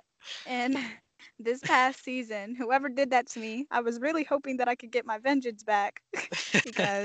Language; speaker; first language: English; native; English